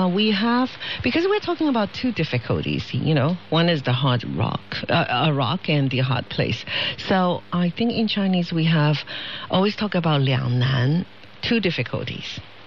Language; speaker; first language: English; non-native, fluent; Chinese